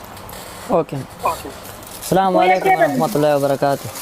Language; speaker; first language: Arabic; non-native, learner; Pashto